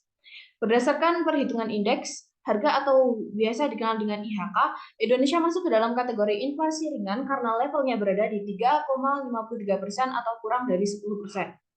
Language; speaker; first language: Indonesian; native; Indonesian